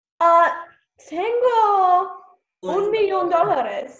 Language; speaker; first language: Spanish; non-native, learner; English